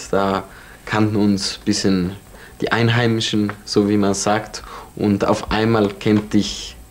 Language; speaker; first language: German; non-native, local second language; Ladin